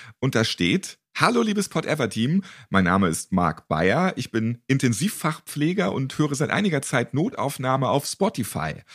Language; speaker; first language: German; native; German